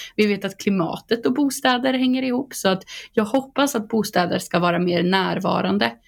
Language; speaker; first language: Swedish; native; Swedish